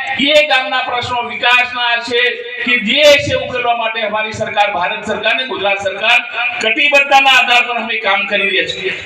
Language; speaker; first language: Gujarati; non-native, local second language; Bhili